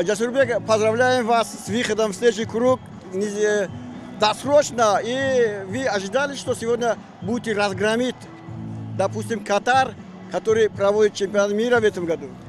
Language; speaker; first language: Russian; non-native, local second language; Tajik